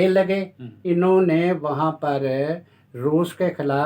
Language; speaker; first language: Urdu; non-native, local second language; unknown